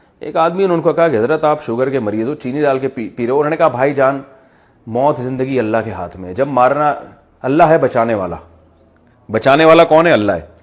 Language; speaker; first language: Urdu; native; Urdu